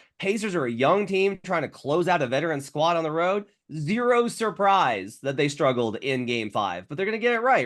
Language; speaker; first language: English; native; English